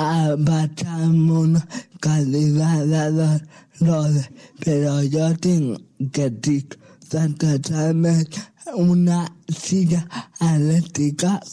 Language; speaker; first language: Catalan; non-native, local second language; Spanish